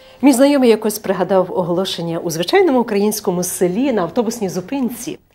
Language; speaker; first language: Ukrainian; native; Ukrainian